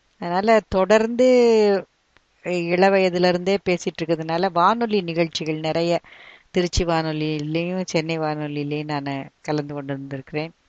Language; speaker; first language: Tamil; native; Tamil